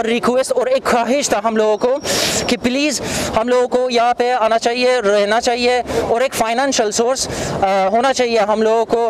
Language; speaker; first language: Hindi; non-native, fluent; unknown